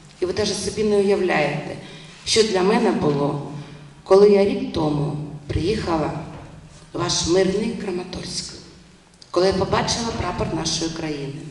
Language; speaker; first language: Ukrainian; non-native, local second language; Russian